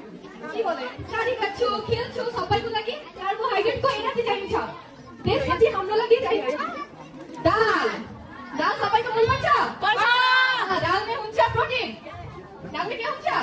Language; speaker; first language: Nepali; non-native, learner; Bangla